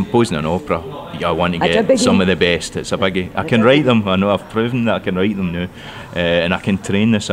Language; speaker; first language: English; non-native, local second language; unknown